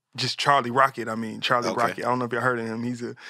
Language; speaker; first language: English; native; English